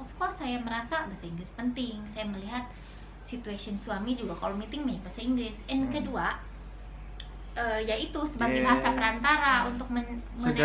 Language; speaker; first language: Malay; non-native, local second language; Sundanese